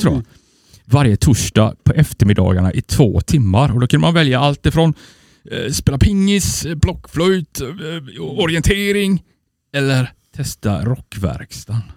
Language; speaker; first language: Swedish; native; Swedish